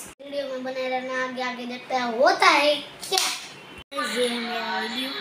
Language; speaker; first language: Hindi; non-native, local second language; Gujarati